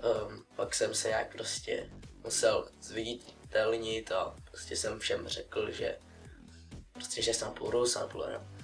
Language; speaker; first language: Czech; early bilingual, other home language; Russian